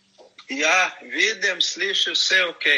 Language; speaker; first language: Slovenian; non-native, learner; Portuguese